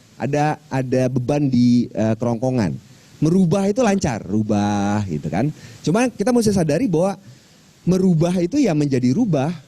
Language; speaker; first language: Indonesian; non-native, local second language; Minangkabau